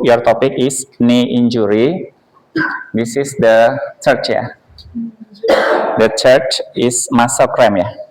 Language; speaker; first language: English; non-native, fluent; Indonesian